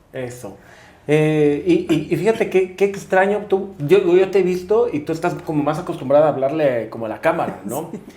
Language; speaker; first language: Spanish; native; Spanish